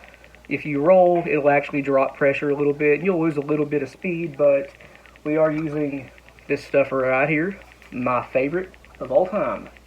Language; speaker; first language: English; native; English